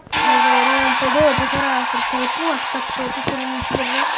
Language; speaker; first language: Italian; native; Italian